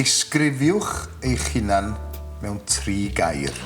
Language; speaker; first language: Welsh; native; Welsh